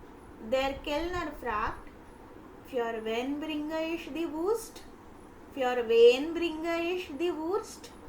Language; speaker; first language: German; non-native, fluent; Hindi